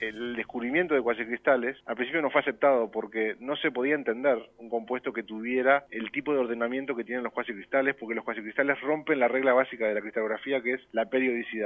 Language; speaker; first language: Spanish; native; Spanish